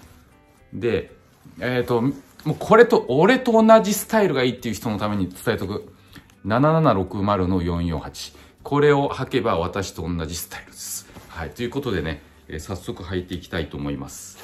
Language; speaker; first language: Japanese; native; Japanese